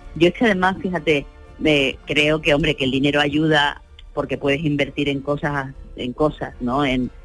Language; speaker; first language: Spanish; native; Spanish